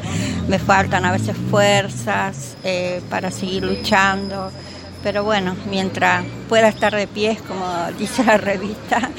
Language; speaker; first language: Spanish; native; Spanish